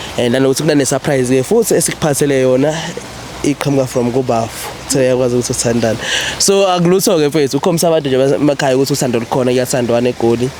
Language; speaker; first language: Zulu; native; Zulu